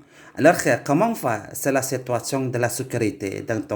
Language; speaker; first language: French; non-native, learner; Indonesian